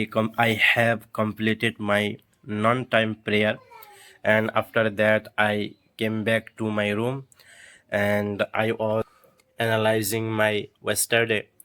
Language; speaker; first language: English; non-native, learner; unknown